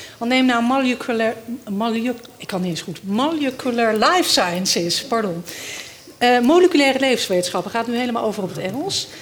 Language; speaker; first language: Dutch; early bilingual, other home language; Danish